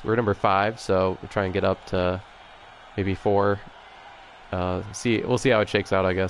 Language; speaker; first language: English; native; English